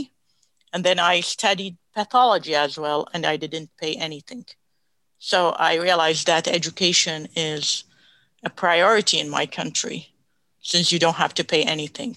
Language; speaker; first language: English; non-native, fluent; Arabic